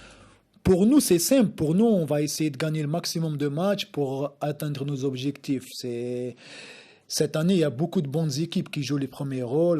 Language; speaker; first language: French; non-native, local second language; Arabic